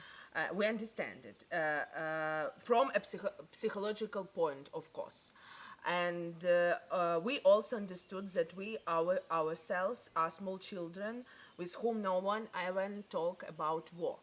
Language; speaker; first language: English; non-native, learner; Ukrainian